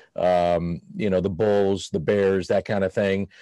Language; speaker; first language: English; native; English